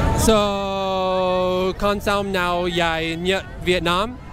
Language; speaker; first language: Vietnamese; non-native, learner; English